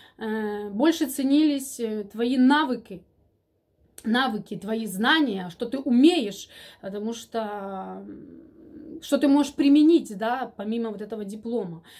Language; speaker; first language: Russian; native; Russian